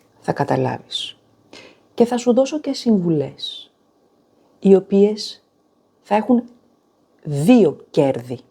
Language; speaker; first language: Greek; native; Greek